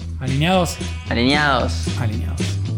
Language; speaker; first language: Spanish; native; Spanish